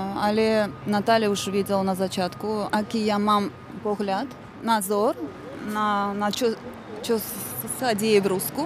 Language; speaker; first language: Slovak; non-native, learner; Russian